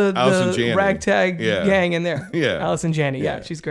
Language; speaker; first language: English; native; English